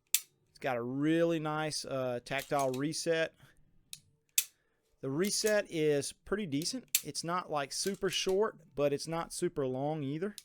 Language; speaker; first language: English; native; English